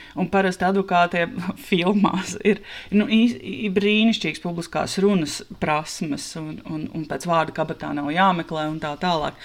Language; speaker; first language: Latvian; native; Latvian